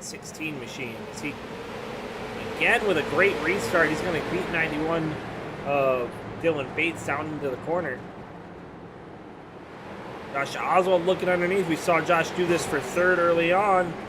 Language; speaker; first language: English; native; English